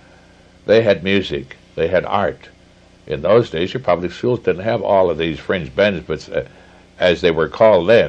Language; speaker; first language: English; native; English